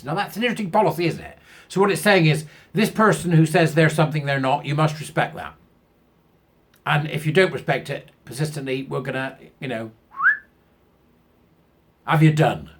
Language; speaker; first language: English; native; English